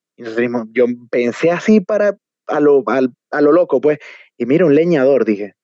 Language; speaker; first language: Spanish; native; Spanish